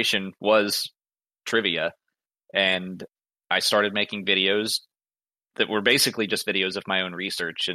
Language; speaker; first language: English; native; English